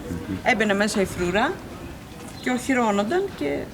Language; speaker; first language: Greek; native; Greek